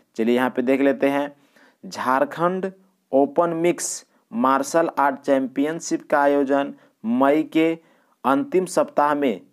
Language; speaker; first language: Hindi; native; Hindi